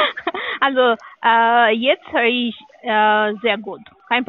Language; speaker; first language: German; non-native, learner; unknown